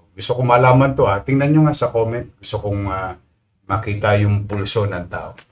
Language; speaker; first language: Filipino; native; Filipino